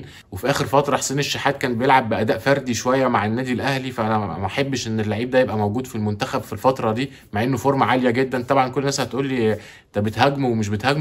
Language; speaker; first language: Arabic; native; Arabic